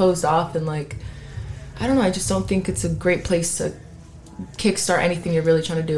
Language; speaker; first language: English; native; English